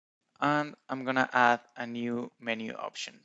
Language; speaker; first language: English; non-native, fluent; Spanish